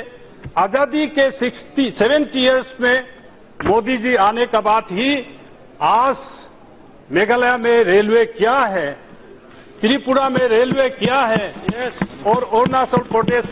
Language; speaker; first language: Hindi; non-native, local second language; Adi